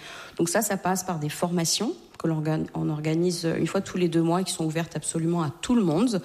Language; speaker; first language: French; native; French